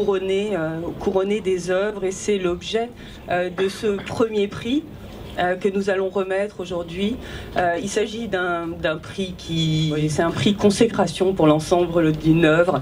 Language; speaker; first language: French; native; French